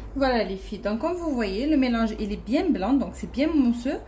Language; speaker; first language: French; non-native, local second language; Arabic